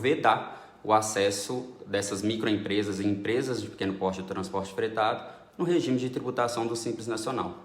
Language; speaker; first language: Portuguese; native; Portuguese